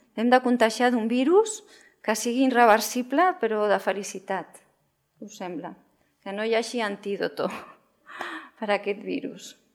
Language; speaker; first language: Catalan; non-native, local second language; Spanish